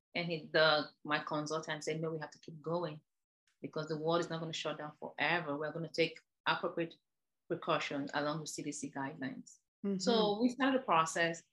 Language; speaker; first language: English; non-native, local second language; Igbo